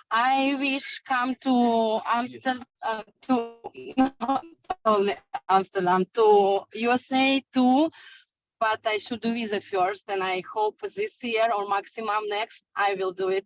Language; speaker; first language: English; non-native, learner; Russian